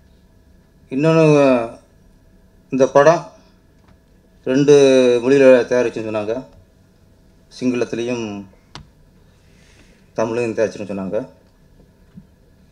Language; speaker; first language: Tamil; native; Tamil